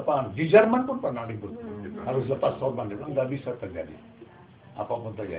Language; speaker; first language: Indonesian; non-native, fluent; Sindhi